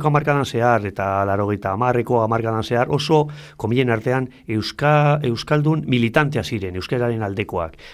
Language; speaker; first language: Basque; non-native, local second language; Spanish